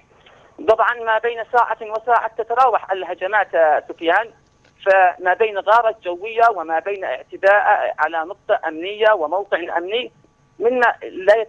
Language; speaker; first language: Arabic; native; Arabic